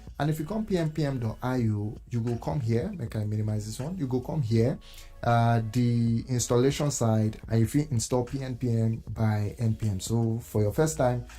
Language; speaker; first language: Nigerian Pidgin; native; Nigerian Pidgin